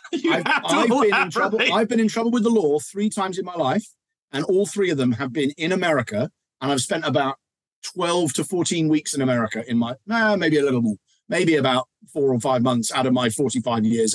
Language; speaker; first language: English; native; English